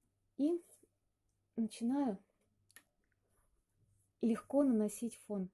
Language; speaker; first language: Russian; native; Russian